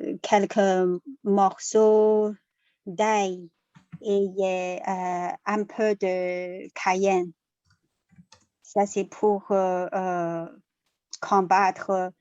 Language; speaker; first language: French; non-native, learner; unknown